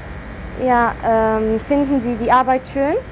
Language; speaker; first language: German; non-native, fluent; Arabic